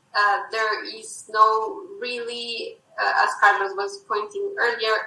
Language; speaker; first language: English; non-native, fluent; Spanish